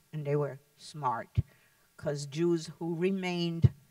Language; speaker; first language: English; early bilingual, other home language; Lithuanian